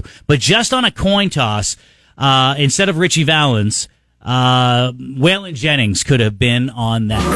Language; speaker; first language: English; native; English